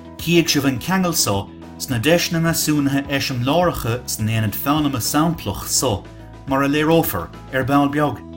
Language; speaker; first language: Irish; native; Irish